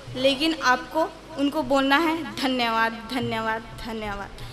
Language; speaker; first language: Hindi; native; Hindi